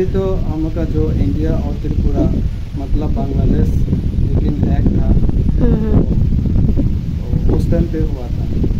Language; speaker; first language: Hindi; non-native, local second language; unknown